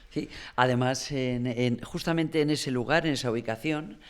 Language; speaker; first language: Spanish; native; Spanish